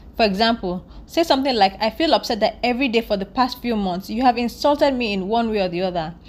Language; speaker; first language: English; non-native, local second language; Yoruba